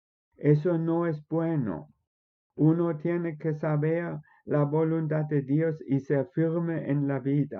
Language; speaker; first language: Spanish; non-native, fluent; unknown